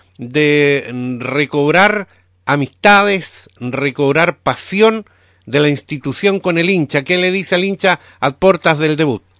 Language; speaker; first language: Spanish; native; Spanish